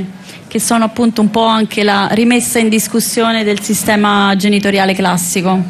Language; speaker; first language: Italian; native; Italian